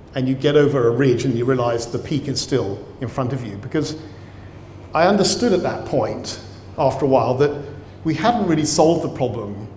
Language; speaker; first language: English; native; English